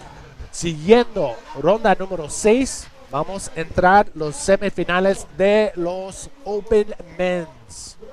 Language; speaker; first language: Spanish; non-native, fluent; English